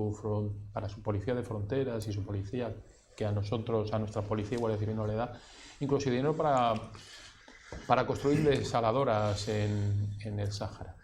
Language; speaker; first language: Spanish; native; Spanish